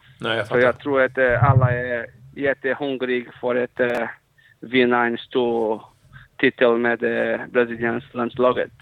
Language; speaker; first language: Swedish; non-native, fluent; Portuguese